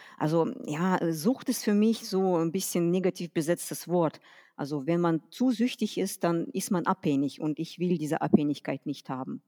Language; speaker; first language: German; non-native, fluent; Russian